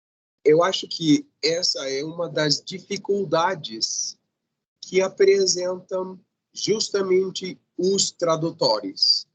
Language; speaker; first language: Portuguese; non-native, fluent; Spanish